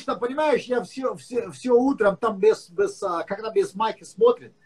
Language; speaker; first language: Russian; non-native, learner; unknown